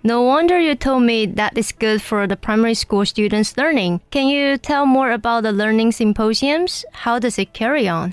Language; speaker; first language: English; non-native, fluent; Chinese